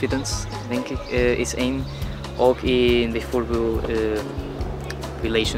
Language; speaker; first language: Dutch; non-native, learner; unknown